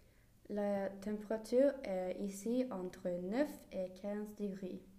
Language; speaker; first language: French; non-native, learner; Swedish